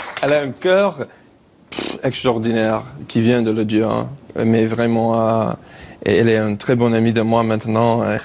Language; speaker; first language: French; non-native, learner; English